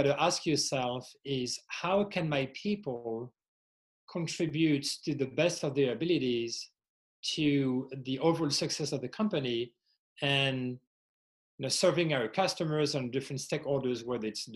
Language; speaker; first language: English; non-native, fluent; French